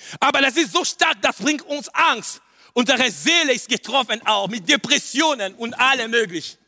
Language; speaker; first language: German; non-native, learner; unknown